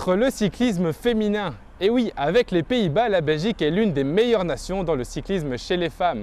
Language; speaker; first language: French; native; French